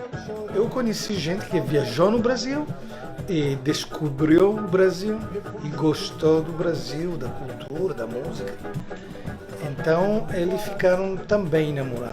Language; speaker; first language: Portuguese; non-native, fluent; Hebrew